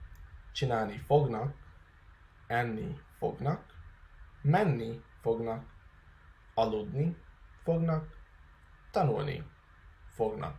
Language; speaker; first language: Hungarian; non-native, fluent; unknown